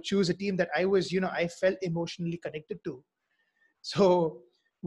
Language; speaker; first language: English; non-native, local second language; Mizo